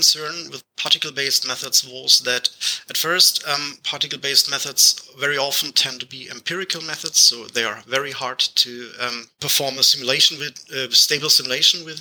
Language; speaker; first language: English; non-native, fluent; German